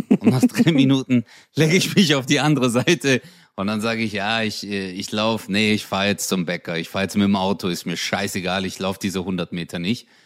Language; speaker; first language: German; early bilingual, other home language; Turkish